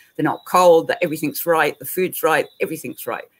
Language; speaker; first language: English; native; English